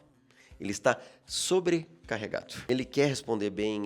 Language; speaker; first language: Portuguese; native; Portuguese